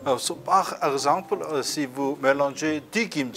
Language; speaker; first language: French; non-native, fluent; Korean